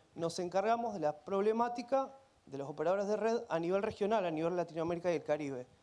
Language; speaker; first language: Spanish; native; Spanish